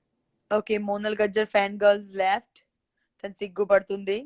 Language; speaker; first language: Telugu; non-native, learner; Gujarati